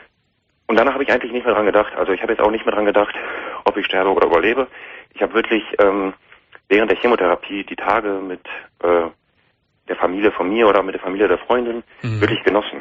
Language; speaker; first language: German; native; German